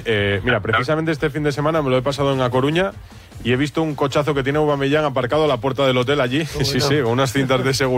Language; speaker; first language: Spanish; native; Spanish